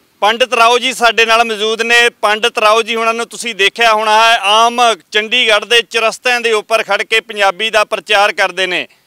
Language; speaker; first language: Punjabi; native; Punjabi